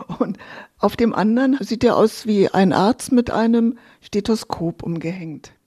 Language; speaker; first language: German; native; German